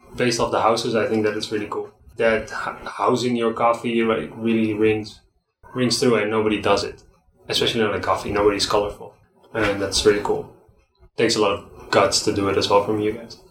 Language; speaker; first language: English; non-native, fluent; Dutch